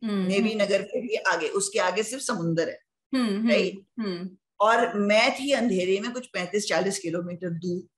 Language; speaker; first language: Hindi; native; Hindi